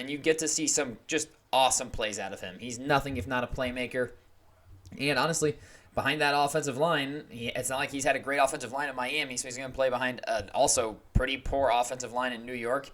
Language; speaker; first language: English; native; English